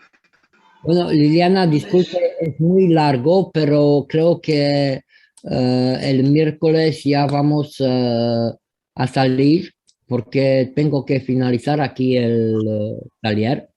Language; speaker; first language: Spanish; non-native, fluent; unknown